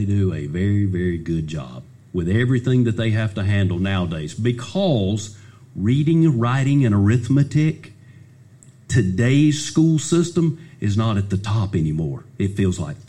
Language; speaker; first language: English; native; English